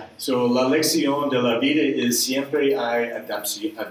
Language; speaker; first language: Spanish; non-native, learner; English